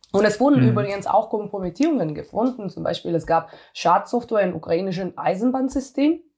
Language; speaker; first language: German; non-native, fluent; Hebrew